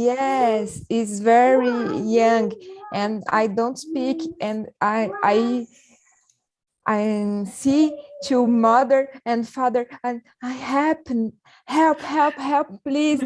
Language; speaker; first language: English; non-native, learner; Portuguese